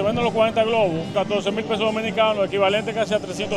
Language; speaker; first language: Spanish; native; Spanish